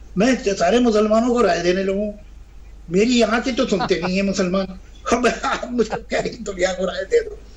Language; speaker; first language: Hindi; native; Hindi